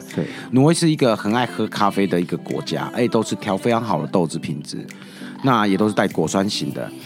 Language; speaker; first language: Chinese; native; Chinese